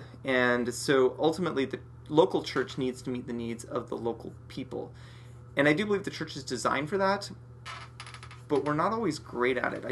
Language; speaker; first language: English; native; English